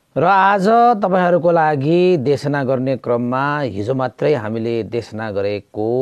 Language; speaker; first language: Nepali; native; Nepali